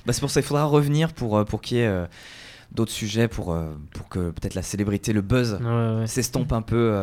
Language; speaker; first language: French; native; French